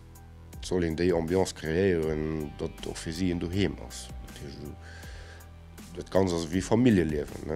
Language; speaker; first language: German; non-native, local second language; Luxembourgish